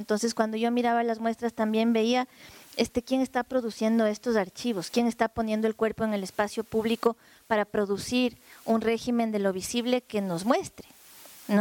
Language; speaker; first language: Spanish; native; Spanish